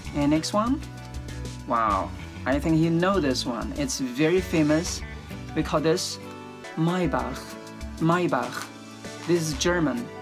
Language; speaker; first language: English; non-native, fluent; Chinese